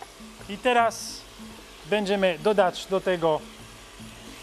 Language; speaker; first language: Polish; non-native, learner; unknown